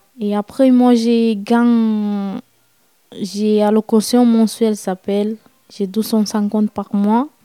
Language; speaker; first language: French; non-native, learner; Romany